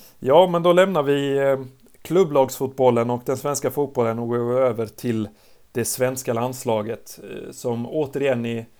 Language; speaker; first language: Swedish; native; Swedish